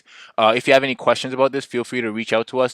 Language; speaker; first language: English; native; English